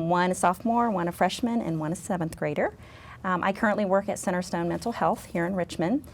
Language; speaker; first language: English; native; English